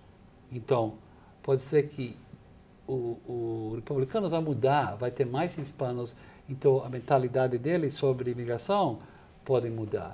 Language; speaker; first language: Portuguese; non-native, fluent; English